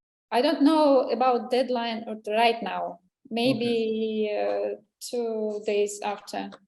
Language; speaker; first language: English; non-native, learner; Russian